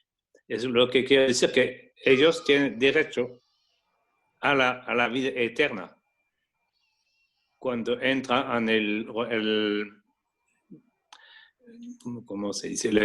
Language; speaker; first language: Spanish; non-native, fluent; French